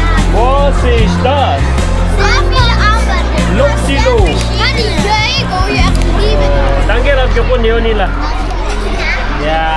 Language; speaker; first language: German; non-native, learner; Tibetan